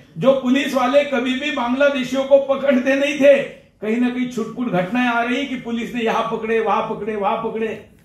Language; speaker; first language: Hindi; non-native, local second language; Marathi